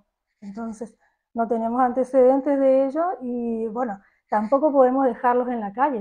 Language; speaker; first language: Spanish; native; Spanish